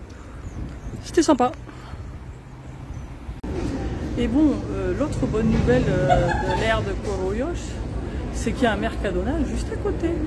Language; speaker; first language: French; native; French